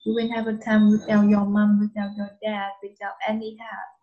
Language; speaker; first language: English; non-native, fluent; Vietnamese